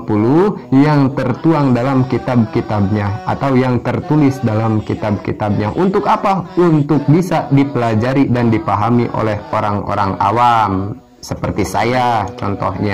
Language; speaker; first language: Indonesian; non-native, local second language; Sundanese